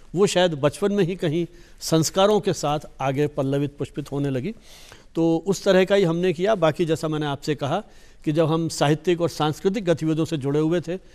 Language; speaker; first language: Hindi; native; Hindi